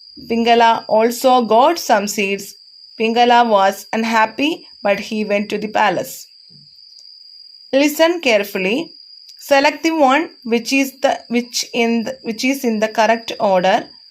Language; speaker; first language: English; non-native, local second language; Malayalam